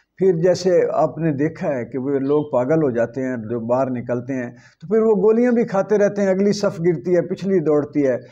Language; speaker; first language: Urdu; native; Urdu